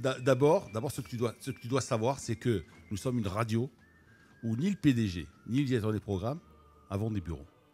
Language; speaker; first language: French; non-native, local second language; Arabic